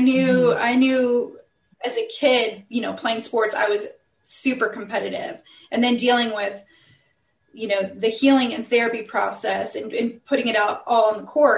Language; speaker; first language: English; native; English